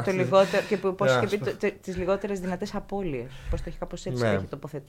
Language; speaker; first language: Greek; native; Greek